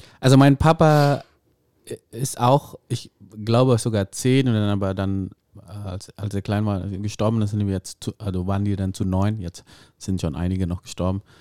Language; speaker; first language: German; non-native, fluent; Indonesian